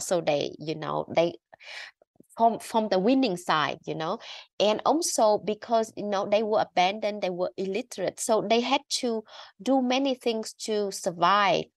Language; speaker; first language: English; non-native, fluent; Vietnamese